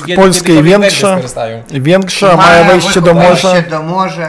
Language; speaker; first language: Polish; non-native, learner; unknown